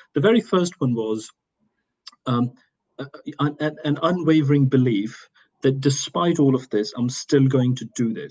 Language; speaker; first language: English; non-native, local second language; Urdu